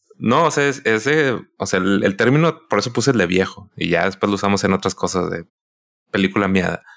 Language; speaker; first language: Spanish; native; Spanish